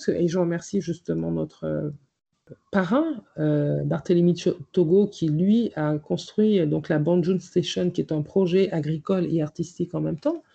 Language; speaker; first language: French; native; French